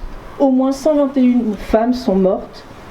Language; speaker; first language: French; native; French